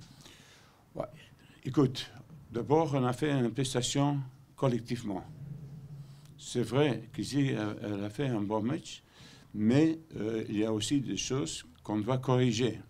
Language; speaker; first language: French; non-native, learner; Dutch